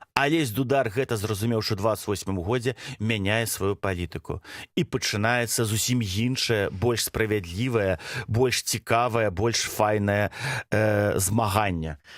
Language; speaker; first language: Belarusian; non-native, local second language; Russian